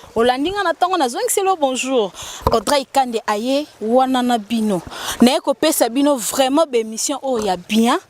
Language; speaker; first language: Lingala; native; Lingala